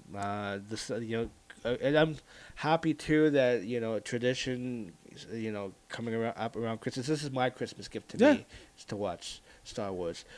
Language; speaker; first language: English; early bilingual, other home language; Filipino